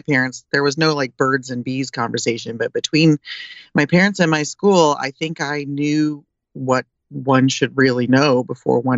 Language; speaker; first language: English; native; English